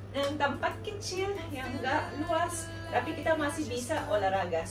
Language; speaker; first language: Indonesian; non-native, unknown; Filipino